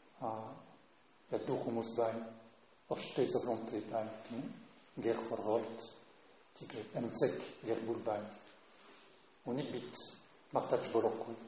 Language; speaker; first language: Mongolian; non-native, fluent; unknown